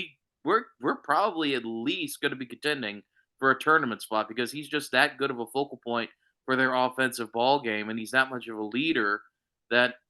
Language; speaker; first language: English; native; English